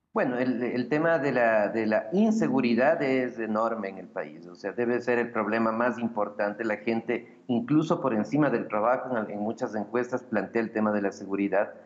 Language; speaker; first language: Spanish; native; Spanish